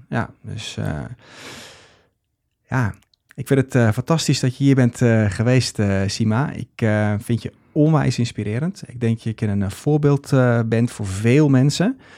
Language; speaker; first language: Dutch; native; Dutch